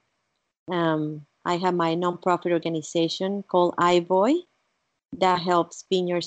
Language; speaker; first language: English; non-native, fluent; Spanish